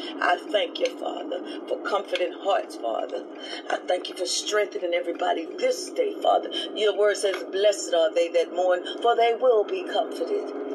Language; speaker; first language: English; native; English